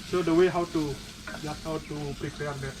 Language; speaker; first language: English; non-native, learner; Indonesian